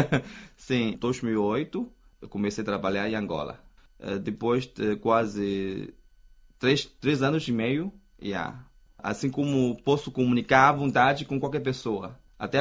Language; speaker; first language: Portuguese; non-native, fluent; Chinese